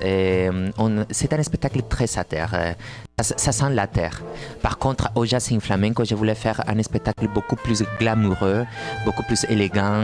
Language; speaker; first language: French; non-native, fluent; Spanish